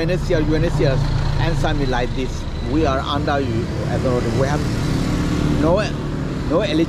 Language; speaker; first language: English; non-native, learner; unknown